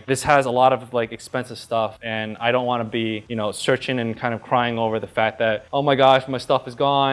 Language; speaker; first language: English; native; English